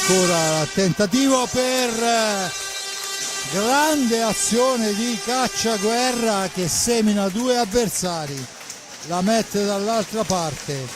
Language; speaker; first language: Italian; native; Italian